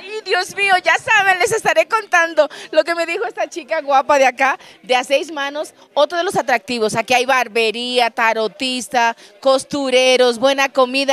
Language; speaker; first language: Spanish; native; Spanish